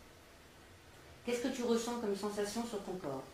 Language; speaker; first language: French; native; French